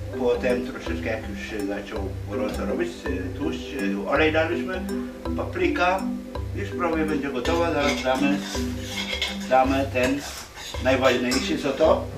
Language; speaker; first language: Polish; non-native, fluent; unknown